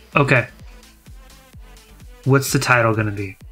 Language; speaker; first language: English; native; English